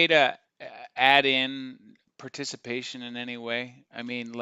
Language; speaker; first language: English; native; English